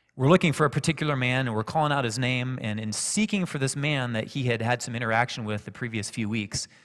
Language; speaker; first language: English; native; English